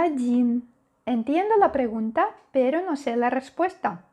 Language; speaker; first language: Spanish; non-native, fluent; Russian